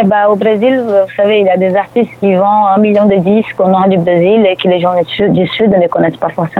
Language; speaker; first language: French; non-native, fluent; Portuguese